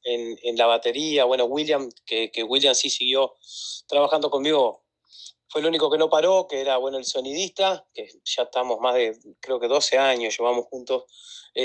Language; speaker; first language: Spanish; native; Spanish